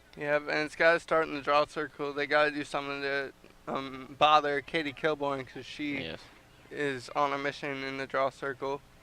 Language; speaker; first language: English; native; English